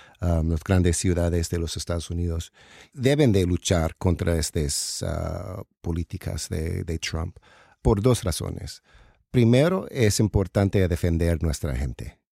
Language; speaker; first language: Spanish; non-native, learner; English